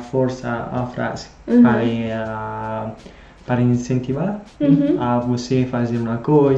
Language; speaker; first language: Portuguese; non-native, fluent; Italian